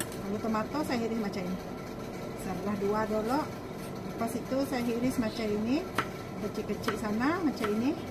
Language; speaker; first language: Malay; non-native, local second language; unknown